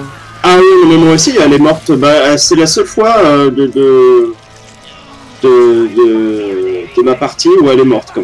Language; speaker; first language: French; native; French